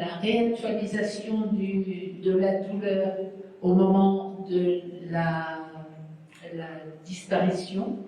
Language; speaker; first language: French; non-native, fluent; Spanish